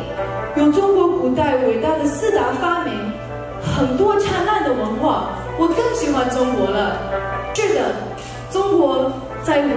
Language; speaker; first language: Chinese; early bilingual, heritage; Chinese